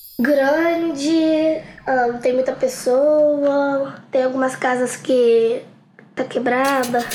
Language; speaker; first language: Portuguese; early bilingual, heritage; English